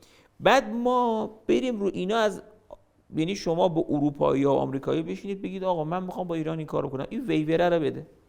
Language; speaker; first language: Persian; native; Persian